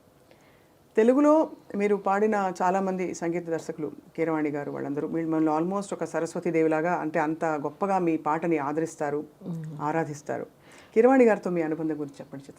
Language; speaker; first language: Telugu; native; Telugu